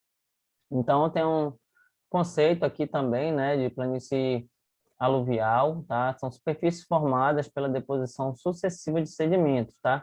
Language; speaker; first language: Portuguese; native; Portuguese